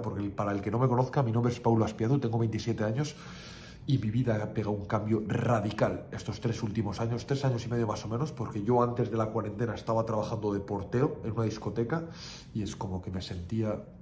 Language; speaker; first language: Spanish; native; Spanish